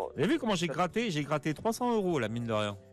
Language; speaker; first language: French; native; French